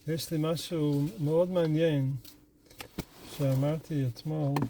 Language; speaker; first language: Hebrew; non-native, fluent; English